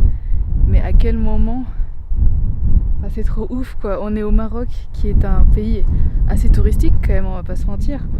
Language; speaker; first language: French; native; French